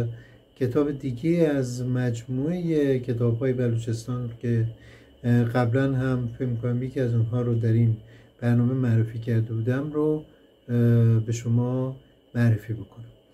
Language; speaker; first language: Persian; native; Persian